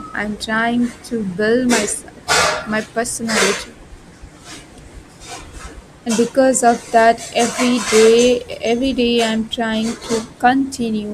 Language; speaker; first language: English; non-native, learner; Bhojpuri